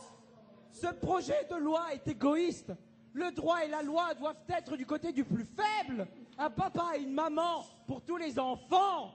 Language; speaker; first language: French; native; French